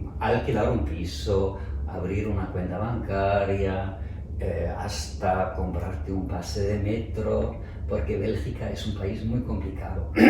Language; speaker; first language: Spanish; non-native, fluent; German